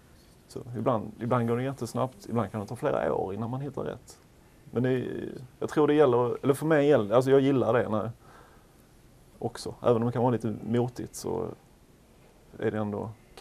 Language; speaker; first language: Swedish; native; Swedish